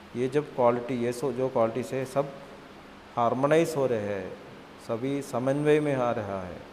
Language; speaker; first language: Hindi; non-native, local second language; Malayalam